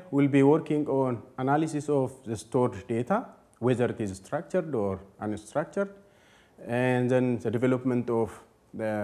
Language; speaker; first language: English; non-native, fluent; Amharic